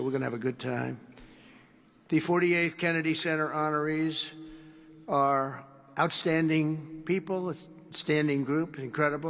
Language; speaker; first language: English; native; English